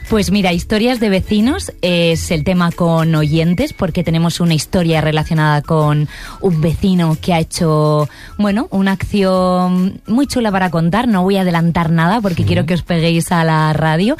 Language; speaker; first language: Spanish; native; Spanish